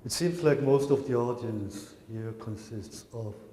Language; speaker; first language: English; non-native, fluent; Korean